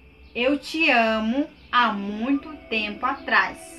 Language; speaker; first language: Portuguese; non-native, local second language; Guarani